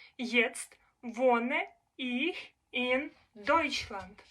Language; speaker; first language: German; non-native, fluent; Ukrainian